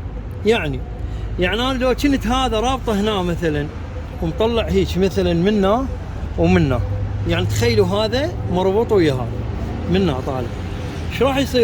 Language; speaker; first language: Arabic; native; Arabic